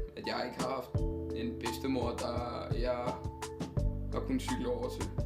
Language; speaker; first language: Danish; early bilingual, other home language; Icelandic